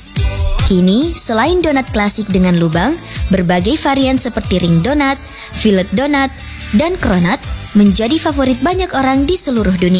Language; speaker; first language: Indonesian; native; Indonesian